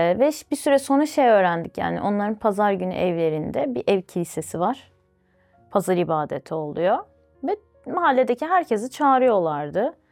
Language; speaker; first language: Turkish; early bilingual, other home language; Azerbaijani